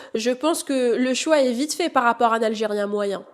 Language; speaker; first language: French; non-native, local second language; Arabic